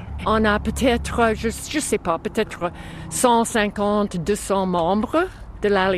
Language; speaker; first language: French; non-native, fluent; English